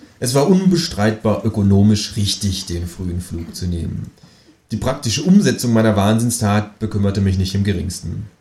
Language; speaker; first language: German; native; German